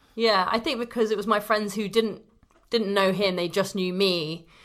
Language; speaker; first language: English; native; English